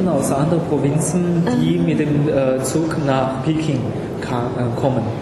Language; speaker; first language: German; non-native, fluent; Chinese